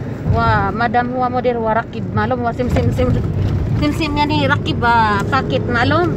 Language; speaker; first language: Arabic; non-native, learner; Filipino